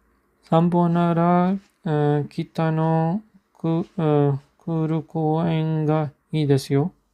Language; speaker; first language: Japanese; non-native, learner; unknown